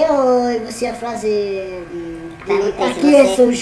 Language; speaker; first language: Portuguese; non-native, learner; Italian